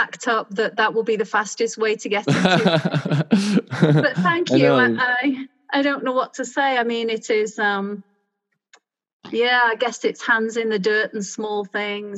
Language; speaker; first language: English; native; English